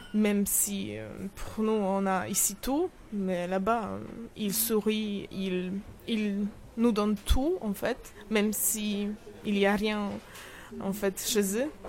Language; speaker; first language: French; non-native, fluent; Polish